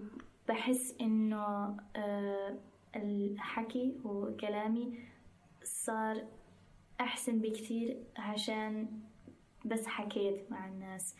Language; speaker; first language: Arabic; non-native, fluent; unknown